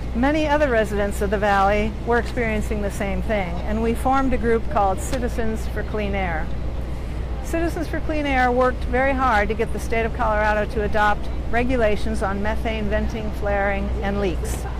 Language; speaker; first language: English; native; English